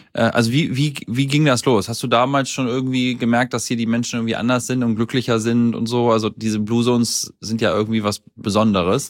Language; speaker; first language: German; native; German